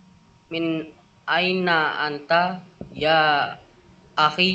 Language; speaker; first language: Arabic; non-native, learner; Indonesian